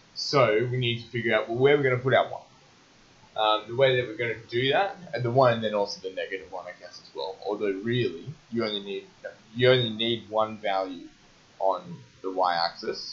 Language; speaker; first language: English; native; English